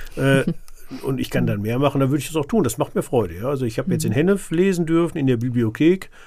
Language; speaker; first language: German; native; German